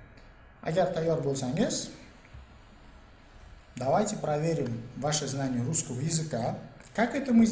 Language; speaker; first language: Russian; non-native, local second language; Uzbek